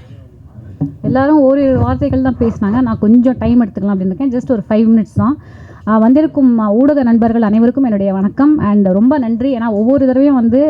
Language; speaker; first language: Tamil; native; Tamil